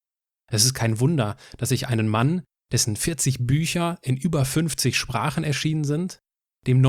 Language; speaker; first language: German; native; German